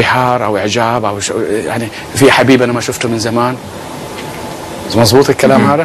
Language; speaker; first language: Arabic; native; Arabic